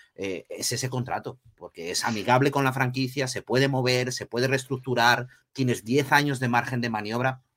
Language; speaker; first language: Spanish; early bilingual, other home language; Portuguese